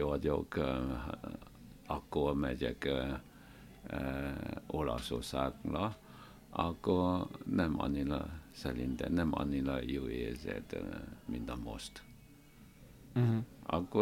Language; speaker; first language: Hungarian; non-native, learner; Chinese